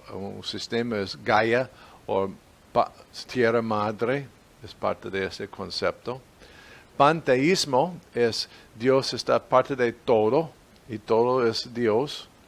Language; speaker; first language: Spanish; non-native, fluent; English